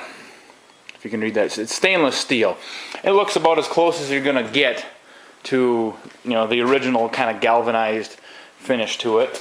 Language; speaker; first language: English; native; English